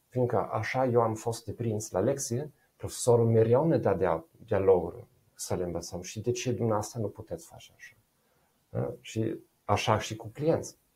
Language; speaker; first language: Romanian; non-native, fluent; German